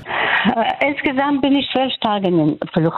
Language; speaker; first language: German; non-native, fluent; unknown